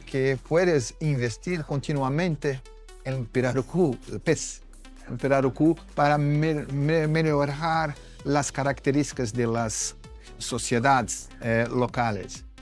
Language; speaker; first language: Spanish; non-native, fluent; Portuguese